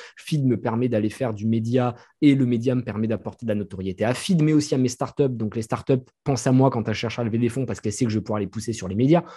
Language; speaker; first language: French; native; French